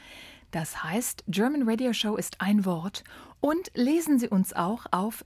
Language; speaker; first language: German; native; German